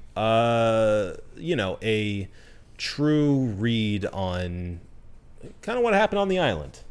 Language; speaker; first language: English; early bilingual, other home language; Spanish